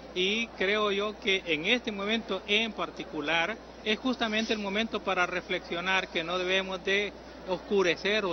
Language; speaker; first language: Spanish; native; Spanish